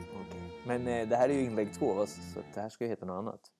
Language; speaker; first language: Swedish; native; Swedish